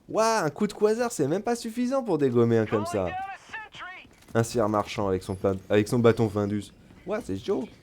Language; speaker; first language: French; native; French